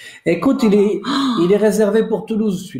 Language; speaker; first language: French; native; French